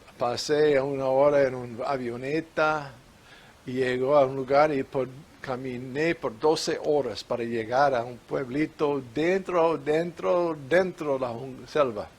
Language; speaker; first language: Spanish; non-native, fluent; English